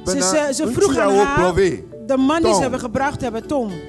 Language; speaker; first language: Dutch; non-native, fluent; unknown